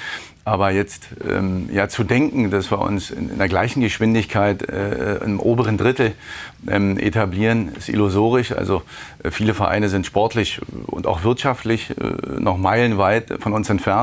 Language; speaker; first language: German; native; German